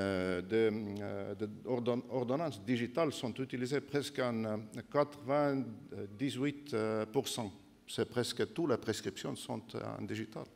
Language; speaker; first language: French; non-native, fluent; Estonian